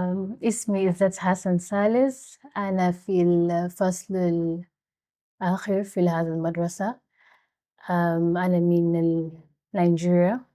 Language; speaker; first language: Arabic; non-native, learner; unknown